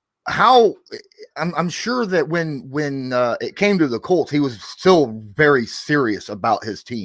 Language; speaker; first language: English; native; English